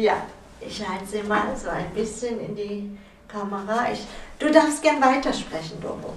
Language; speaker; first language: German; native; German